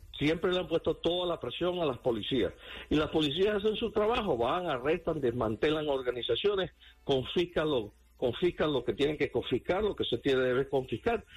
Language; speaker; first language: Spanish; early bilingual, heritage; Spanish